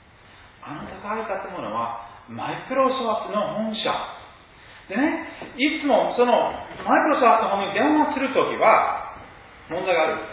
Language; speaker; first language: Japanese; non-native, fluent; English